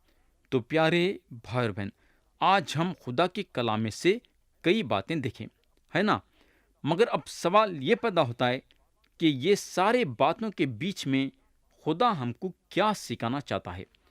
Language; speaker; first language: Urdu; native; Urdu